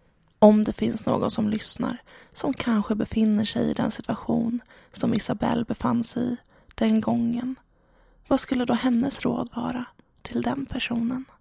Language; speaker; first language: Swedish; native; Swedish